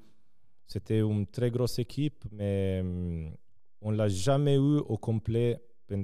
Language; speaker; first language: French; non-native, local second language; Serbian